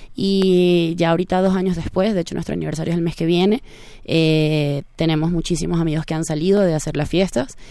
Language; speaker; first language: Spanish; native; Spanish